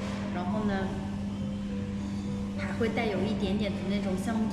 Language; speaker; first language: Chinese; native; Chinese